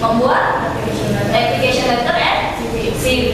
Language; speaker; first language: English; non-native, learner; Indonesian